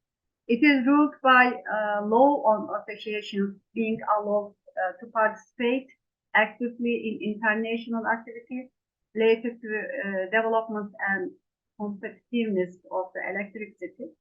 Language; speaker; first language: English; non-native, fluent; Turkish